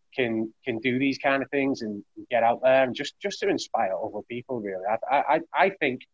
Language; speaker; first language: English; native; English